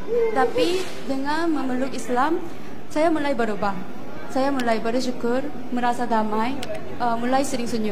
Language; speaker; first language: Indonesian; non-native, fluent; Korean